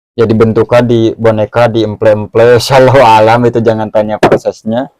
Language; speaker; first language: Indonesian; non-native, local second language; Sundanese